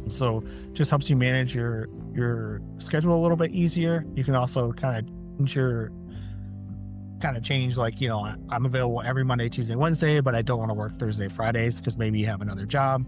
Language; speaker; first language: English; native; English